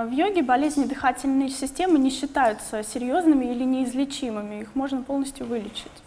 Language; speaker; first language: Russian; native; Russian